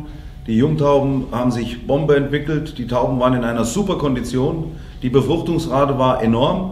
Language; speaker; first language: German; native; German